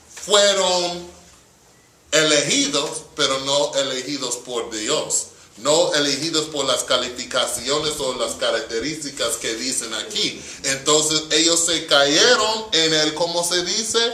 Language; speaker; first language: Spanish; non-native, fluent; English